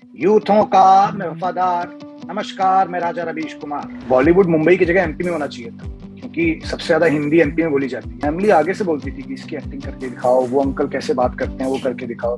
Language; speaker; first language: Hindi; native; Hindi